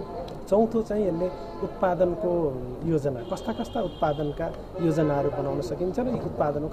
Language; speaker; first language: Nepali; native; Nepali